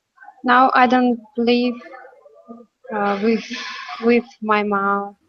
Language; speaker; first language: English; non-native, learner; Russian